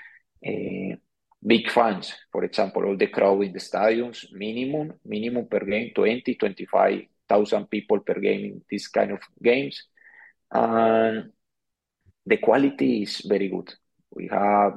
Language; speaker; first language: English; non-native, learner; Spanish